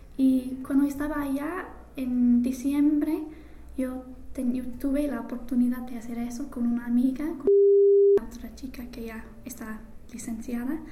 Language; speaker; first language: Spanish; non-native, fluent; English